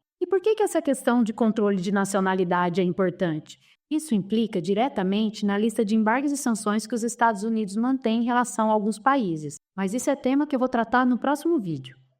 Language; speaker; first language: Portuguese; native; Portuguese